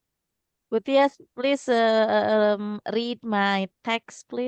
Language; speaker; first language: English; non-native, fluent; Indonesian